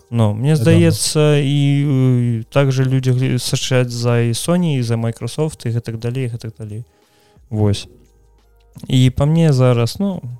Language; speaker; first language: Belarusian; non-native, local second language; Russian